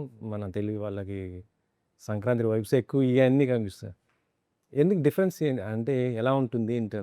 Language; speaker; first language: Telugu; native; Telugu